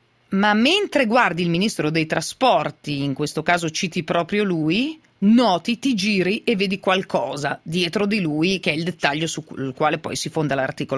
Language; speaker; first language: Italian; native; Italian